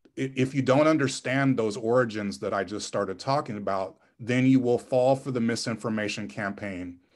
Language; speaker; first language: English; native; English